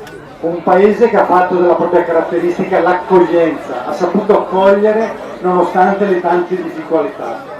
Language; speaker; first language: Italian; native; Italian